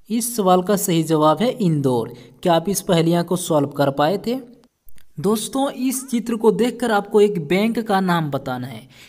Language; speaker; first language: Hindi; native; Hindi